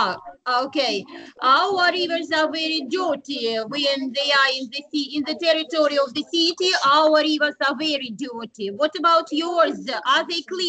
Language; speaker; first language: English; non-native, learner; Russian